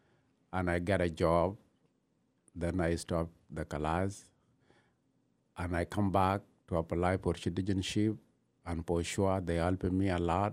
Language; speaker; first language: English; non-native, learner; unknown